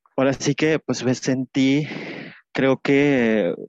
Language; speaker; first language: Spanish; non-native, local second language; Tzeltal